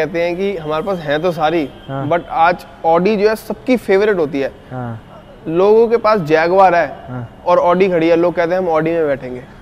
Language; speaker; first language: Hindi; native; Hindi